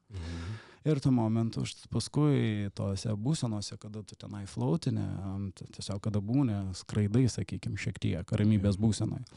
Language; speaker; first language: Lithuanian; native; Lithuanian